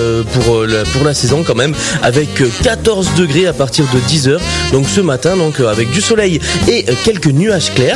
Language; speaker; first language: French; native; French